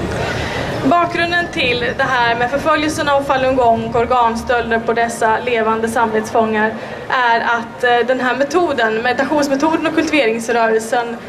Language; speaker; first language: Swedish; native; Swedish